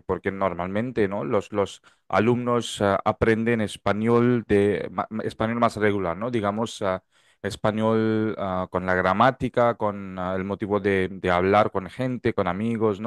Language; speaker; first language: Spanish; non-native, fluent; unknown